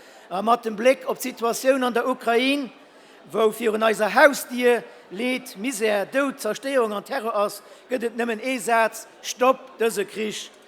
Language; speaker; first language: German; non-native, local second language; Luxembourgish